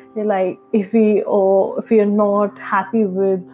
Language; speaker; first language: English; non-native, local second language; Hindi